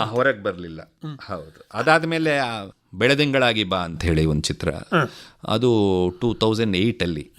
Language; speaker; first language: Kannada; native; Kannada